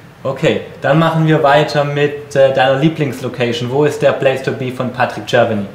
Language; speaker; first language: German; native; German